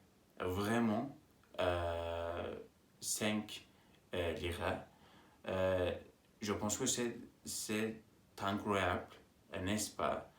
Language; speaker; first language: French; non-native, learner; Turkish